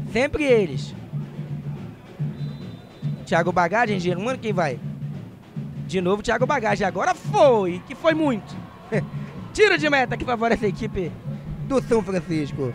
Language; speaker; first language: Portuguese; native; Portuguese